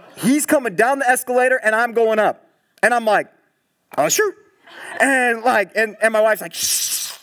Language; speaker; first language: English; native; English